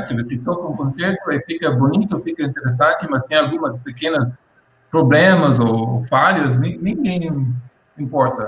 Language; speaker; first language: Portuguese; non-native, fluent; English